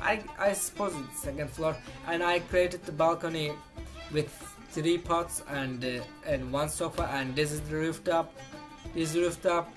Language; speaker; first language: English; non-native, fluent; Turkish